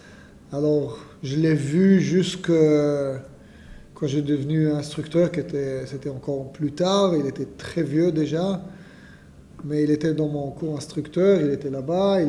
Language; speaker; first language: French; non-native, fluent; Hebrew